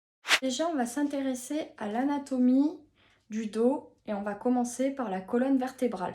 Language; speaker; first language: French; native; French